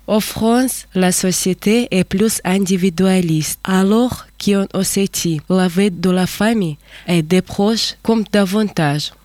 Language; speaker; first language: French; non-native, learner; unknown